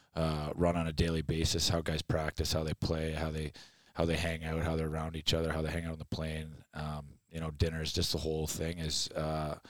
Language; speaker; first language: English; native; English